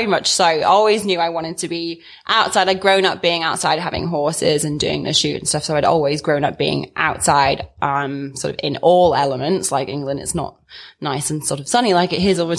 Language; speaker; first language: English; native; English